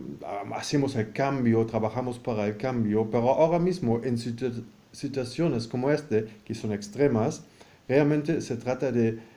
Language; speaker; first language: Spanish; non-native, fluent; German